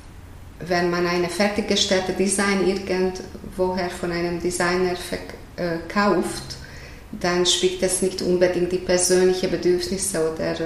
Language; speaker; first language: German; non-native, fluent; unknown